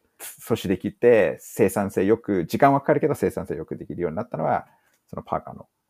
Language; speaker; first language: Japanese; early bilingual, heritage; English